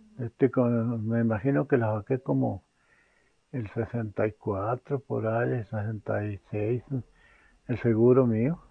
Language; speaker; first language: Spanish; native; Spanish